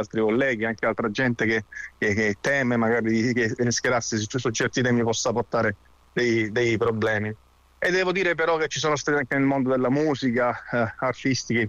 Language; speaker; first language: Italian; native; Italian